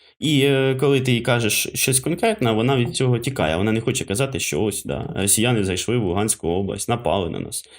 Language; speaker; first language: Ukrainian; native; Ukrainian